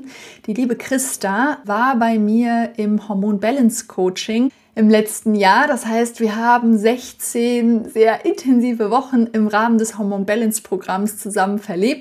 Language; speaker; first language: German; native; German